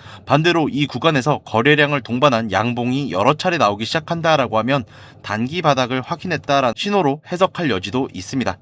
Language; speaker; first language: Korean; native; Korean